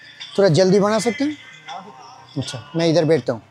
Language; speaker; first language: Hindi; non-native, learner; Bangla